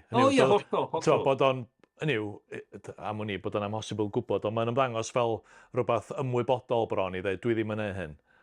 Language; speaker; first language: Welsh; native; Welsh